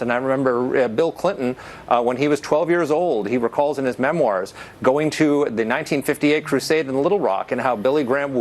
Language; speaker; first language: English; native; English